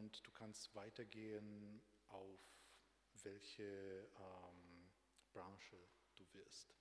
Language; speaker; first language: German; non-native, fluent; Romanian